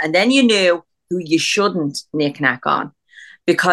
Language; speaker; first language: English; native; English